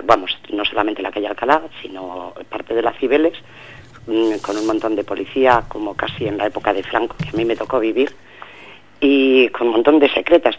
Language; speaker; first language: Spanish; native; Spanish